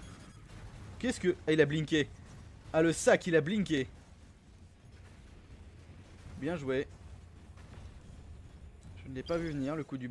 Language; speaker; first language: French; native; French